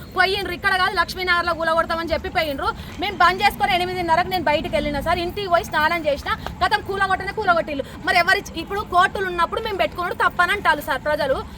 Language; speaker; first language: Telugu; native; Telugu